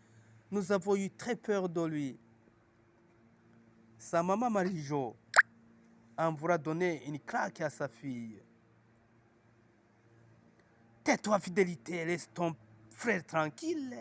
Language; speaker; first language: French; non-native, local second language; Rundi